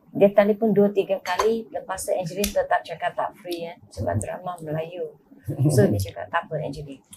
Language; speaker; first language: Malay; non-native, local second language; Chinese